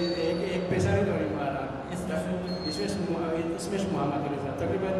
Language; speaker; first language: Persian; non-native, learner; Malagasy